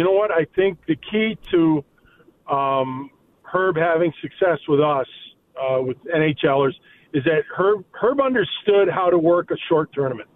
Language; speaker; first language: English; native; English